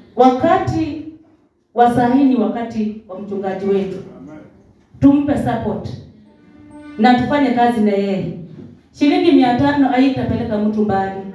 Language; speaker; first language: Swahili; native; Swahili